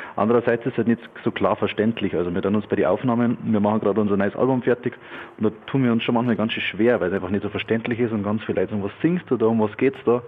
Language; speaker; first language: German; native; German